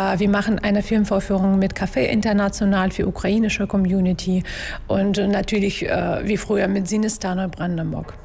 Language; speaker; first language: German; non-native, learner; Russian